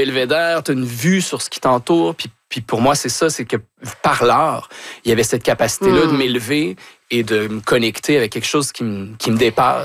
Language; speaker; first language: French; native; French